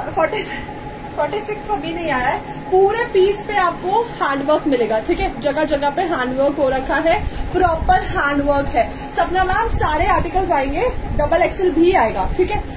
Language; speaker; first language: Hindi; native; Hindi